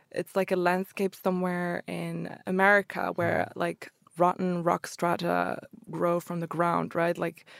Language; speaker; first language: English; early bilingual, other home language; Croatian